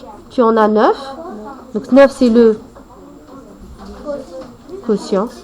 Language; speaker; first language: French; native; French